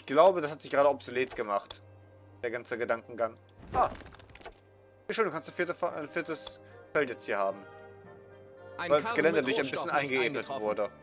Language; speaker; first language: German; native; German